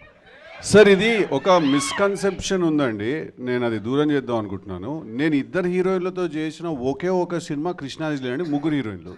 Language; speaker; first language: Telugu; native; Telugu